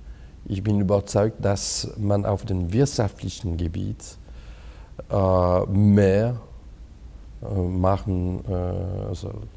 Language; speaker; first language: German; non-native, fluent; French